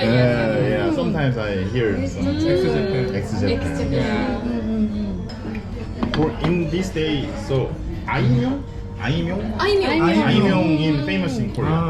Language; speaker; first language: English; non-native, learner; Korean